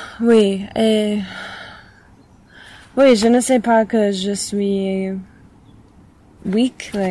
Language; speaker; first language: French; non-native, learner; English